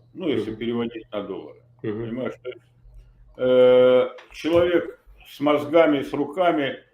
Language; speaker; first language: Russian; native; Russian